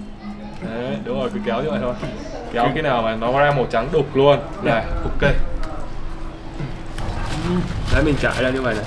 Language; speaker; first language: Vietnamese; native; Vietnamese